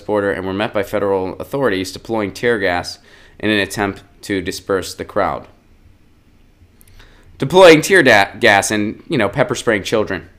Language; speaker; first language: English; native; English